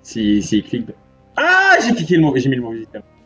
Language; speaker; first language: French; native; French